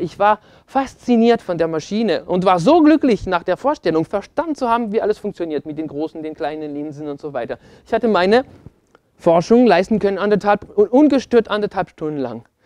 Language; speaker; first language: German; non-native, fluent; French